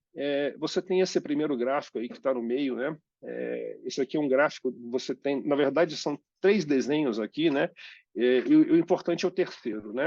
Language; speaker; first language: Portuguese; native; Portuguese